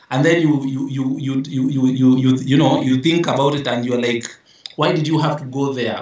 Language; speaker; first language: English; non-native, local second language; Meru